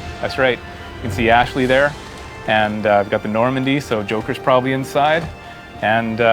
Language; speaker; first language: English; native; English